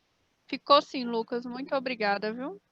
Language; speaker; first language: Portuguese; native; Portuguese